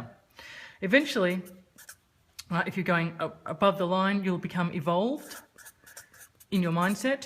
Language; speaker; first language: English; native; English